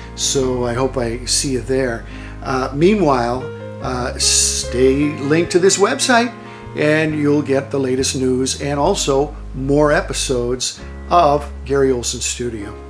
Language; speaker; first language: English; native; English